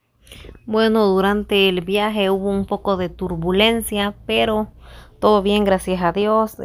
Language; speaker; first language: Spanish; native; Spanish